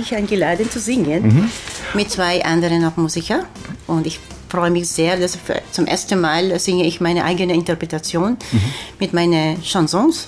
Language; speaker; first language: German; non-native, learner; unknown